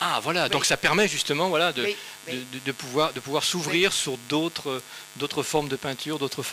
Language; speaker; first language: French; native; French